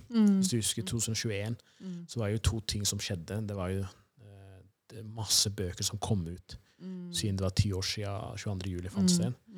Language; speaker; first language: Norwegian; early bilingual, other home language; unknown